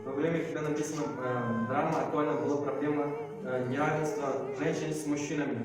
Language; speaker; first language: Russian; non-native, local second language; Kazakh